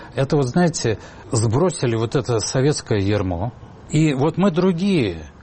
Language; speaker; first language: Russian; native; Russian